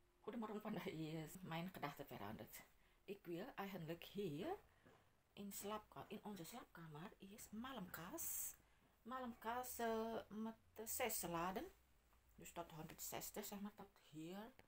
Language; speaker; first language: Dutch; non-native, learner; Indonesian